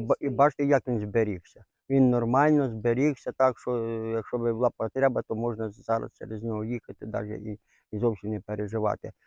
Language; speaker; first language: Ukrainian; native; Ukrainian